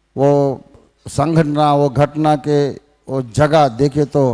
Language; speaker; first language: Hindi; non-native, local second language; Telugu